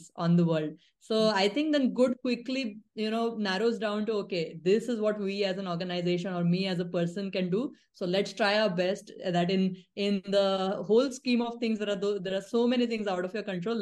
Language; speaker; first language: English; non-native, local second language; Marathi